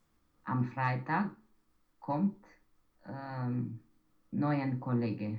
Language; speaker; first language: German; non-native, learner; Romanian